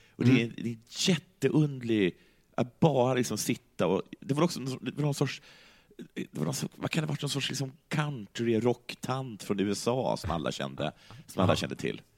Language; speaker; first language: Swedish; native; Swedish